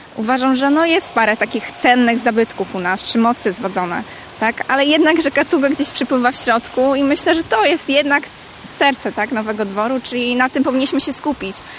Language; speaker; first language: Polish; native; Polish